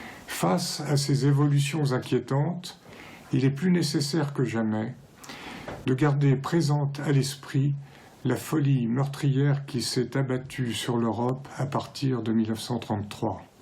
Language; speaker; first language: French; native; French